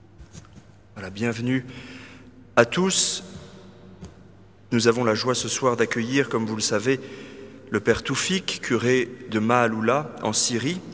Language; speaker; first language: French; native; French